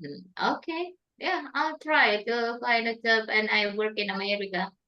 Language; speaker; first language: English; non-native, fluent; Indonesian